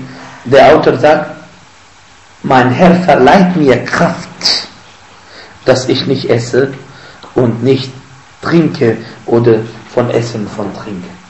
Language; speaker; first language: German; non-native, fluent; Arabic